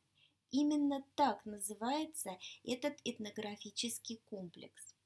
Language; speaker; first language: Russian; native; Russian